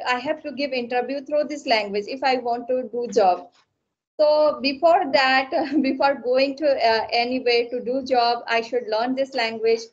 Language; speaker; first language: English; non-native, local second language; Assamese